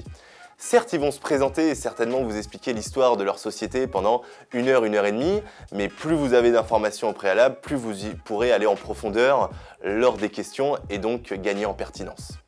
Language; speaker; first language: French; native; French